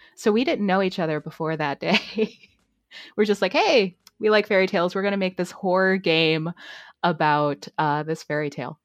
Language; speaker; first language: English; native; English